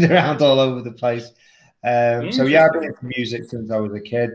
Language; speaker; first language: English; native; English